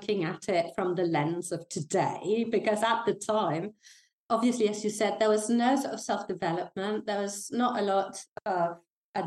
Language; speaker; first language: English; non-native, fluent; Danish